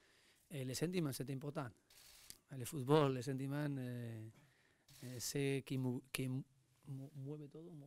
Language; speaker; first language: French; non-native, learner; Spanish